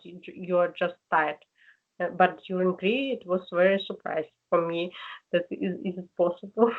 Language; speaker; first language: English; non-native, learner; Russian